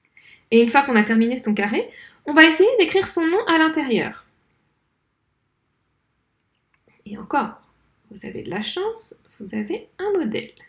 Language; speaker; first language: French; native; French